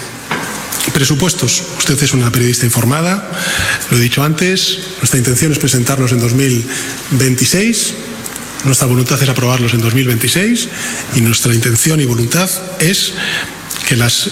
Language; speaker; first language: Spanish; native; Spanish